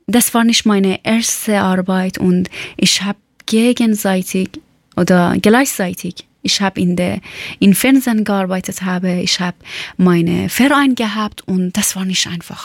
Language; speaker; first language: German; non-native, learner; Persian